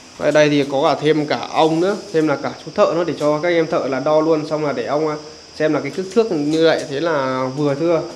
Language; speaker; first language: Vietnamese; native; Vietnamese